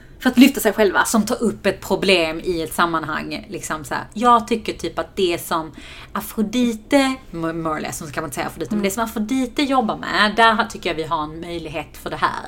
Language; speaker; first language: Swedish; native; Swedish